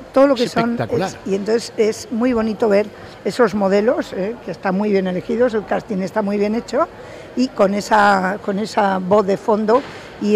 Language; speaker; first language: Spanish; native; Spanish